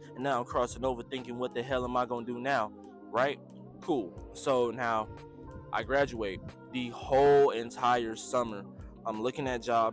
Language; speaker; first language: English; native; English